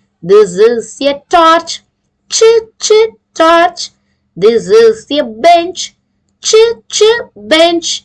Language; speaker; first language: English; non-native, local second language; Tamil